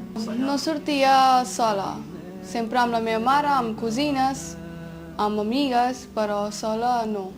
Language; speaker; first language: Catalan; non-native, fluent; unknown